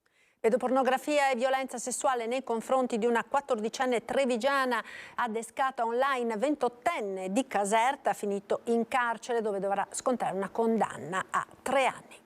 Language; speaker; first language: Italian; native; Italian